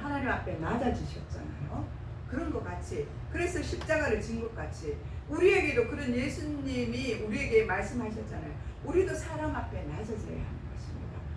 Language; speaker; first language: Korean; native; Korean